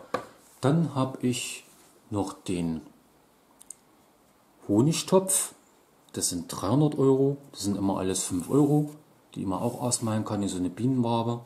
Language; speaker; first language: German; native; German